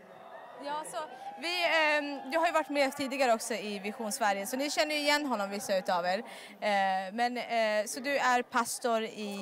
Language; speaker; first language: Swedish; native; Swedish